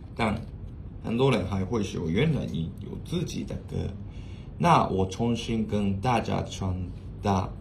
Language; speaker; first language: Chinese; non-native, fluent; Japanese